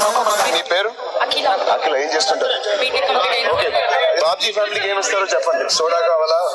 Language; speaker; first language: Telugu; native; Telugu